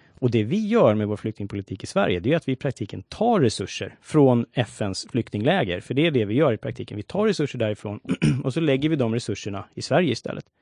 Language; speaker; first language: Swedish; native; Swedish